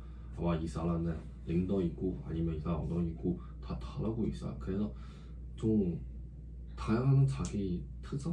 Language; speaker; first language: Korean; non-native, learner; Chinese